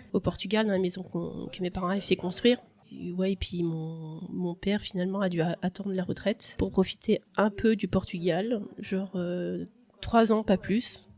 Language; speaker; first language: French; early bilingual, other home language; Portuguese